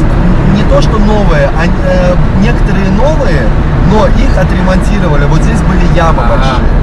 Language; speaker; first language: Russian; native; Russian